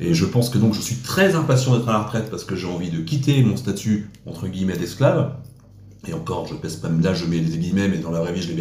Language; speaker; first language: French; native; French